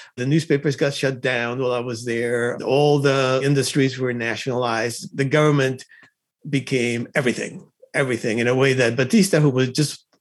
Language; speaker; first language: English; early bilingual, other home language; Spanish